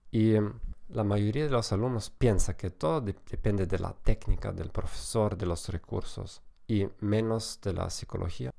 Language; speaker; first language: Spanish; non-native, fluent; German